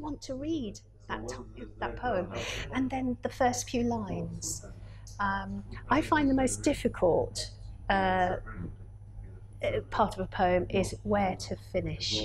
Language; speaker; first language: English; non-native, fluent; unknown